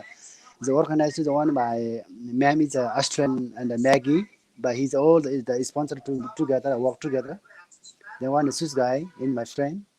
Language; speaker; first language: English; non-native, learner; Nepali